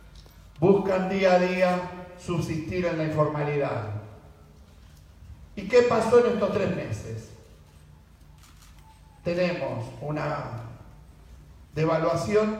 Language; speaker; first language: Spanish; native; Spanish